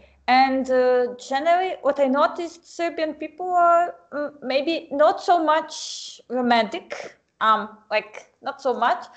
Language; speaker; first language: English; non-native, fluent; Serbian